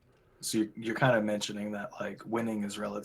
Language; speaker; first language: English; native; English